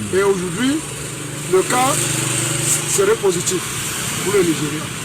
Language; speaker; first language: French; non-native, fluent; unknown